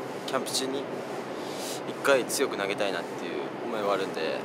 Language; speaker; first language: Japanese; native; Japanese